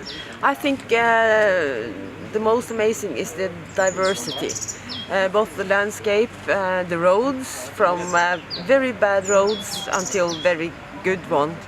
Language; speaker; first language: English; non-native, fluent; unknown